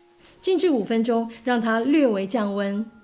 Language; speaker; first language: Chinese; native; Chinese